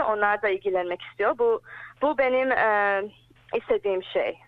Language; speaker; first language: Turkish; early bilingual, heritage; English